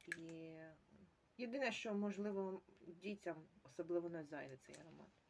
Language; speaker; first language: Ukrainian; native; Ukrainian